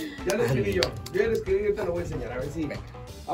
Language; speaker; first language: Spanish; native; Spanish